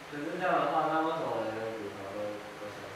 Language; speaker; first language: Chinese; native; Chinese